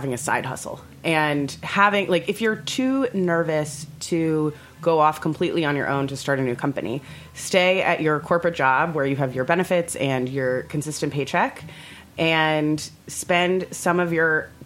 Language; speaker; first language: English; native; English